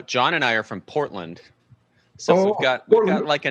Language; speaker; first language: English; native; English